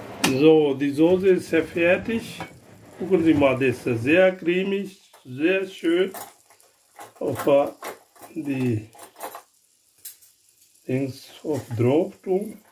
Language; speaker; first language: German; non-native, learner; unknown